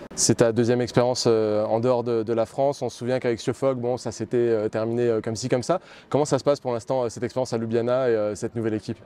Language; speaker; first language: French; native; French